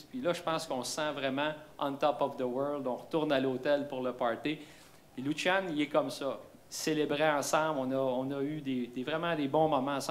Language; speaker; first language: French; native; French